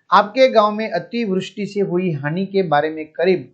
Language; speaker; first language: Hindi; non-native, local second language; Gujarati